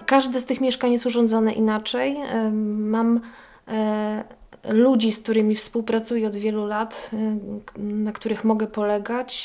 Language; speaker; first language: Polish; native; Polish